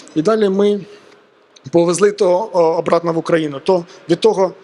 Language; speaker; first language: Ukrainian; non-native, local second language; Russian